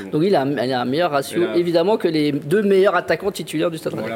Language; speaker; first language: French; native; French